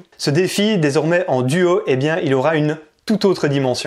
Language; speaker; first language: French; native; French